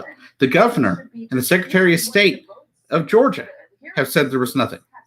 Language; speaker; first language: English; native; English